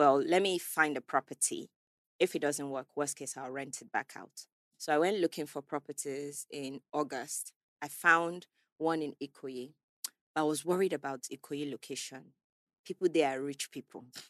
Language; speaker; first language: English; native; English